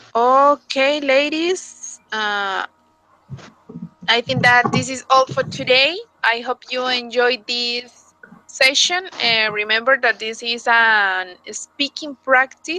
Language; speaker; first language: English; non-native, fluent; Spanish